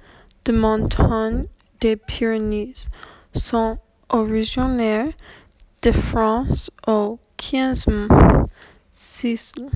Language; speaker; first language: French; non-native, learner; English